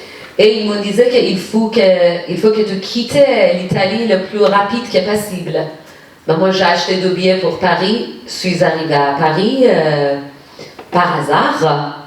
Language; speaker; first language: French; non-native, fluent; Persian